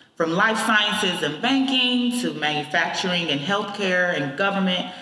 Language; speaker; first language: English; native; English